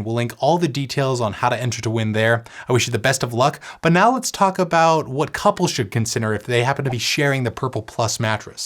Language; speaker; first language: English; native; English